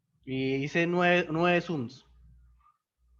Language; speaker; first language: Spanish; native; Spanish